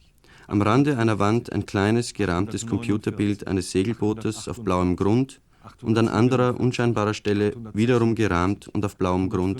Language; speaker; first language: German; native; German